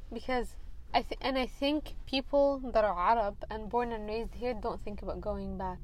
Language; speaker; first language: English; early bilingual, other home language; Arabic